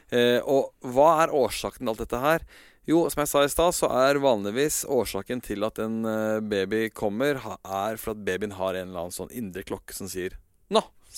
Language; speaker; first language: Norwegian; native; Norwegian